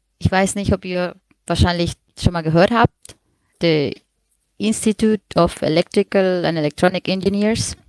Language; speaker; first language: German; non-native, fluent; Spanish